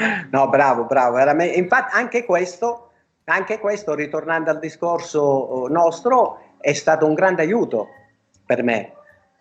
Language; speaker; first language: Italian; native; Italian